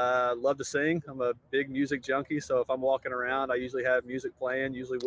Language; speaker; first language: English; native; English